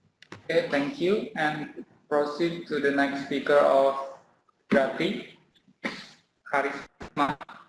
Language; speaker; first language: English; non-native, learner; Indonesian